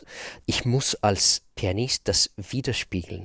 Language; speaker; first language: German; non-native, fluent; Russian